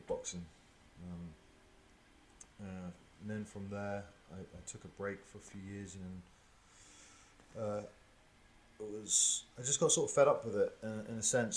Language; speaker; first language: English; native; English